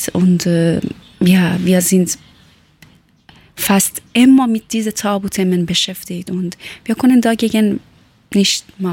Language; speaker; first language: German; non-native, learner; Persian